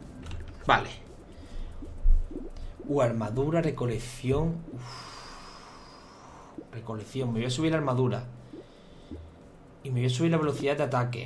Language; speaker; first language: Spanish; native; Spanish